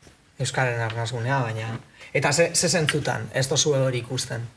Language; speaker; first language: Basque; native; Basque